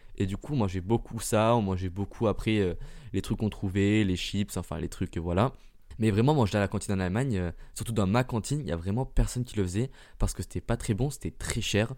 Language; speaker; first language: French; early bilingual, heritage; French